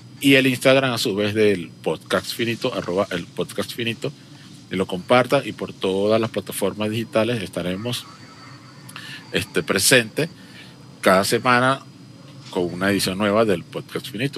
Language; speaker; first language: Spanish; native; Spanish